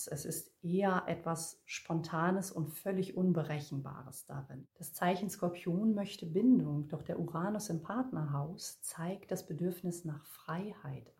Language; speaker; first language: German; native; German